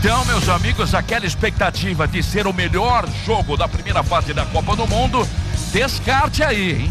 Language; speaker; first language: Portuguese; native; Portuguese